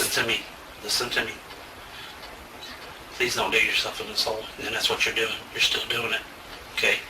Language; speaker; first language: English; native; English